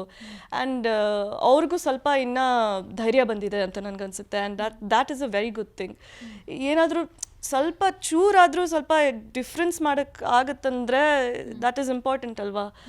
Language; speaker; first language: Kannada; early bilingual, heritage; Kannada